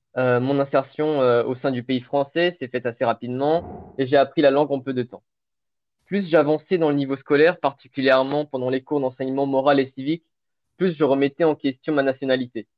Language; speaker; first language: French; early bilingual, other home language; Portuguese